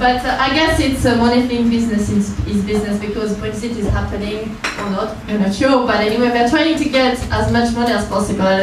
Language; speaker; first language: English; non-native, fluent; French